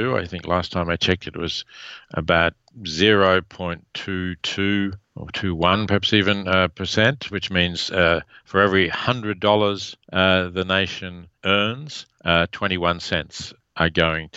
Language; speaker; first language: English; native; English